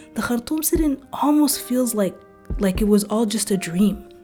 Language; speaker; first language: English; early bilingual, other home language; Arabic